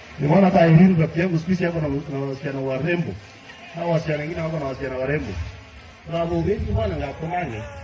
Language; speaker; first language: Swahili; non-native, local second language; Kalenjin